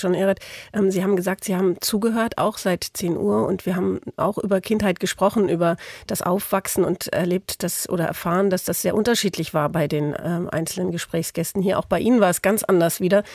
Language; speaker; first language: German; native; German